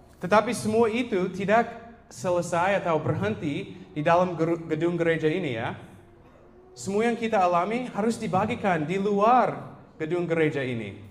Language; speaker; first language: Indonesian; non-native, fluent; English